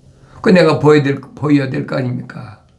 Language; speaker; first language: Korean; native; Korean